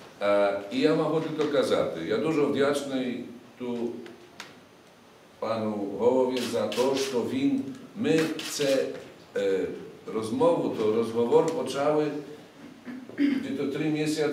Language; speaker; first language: Polish; non-native, learner; Ukrainian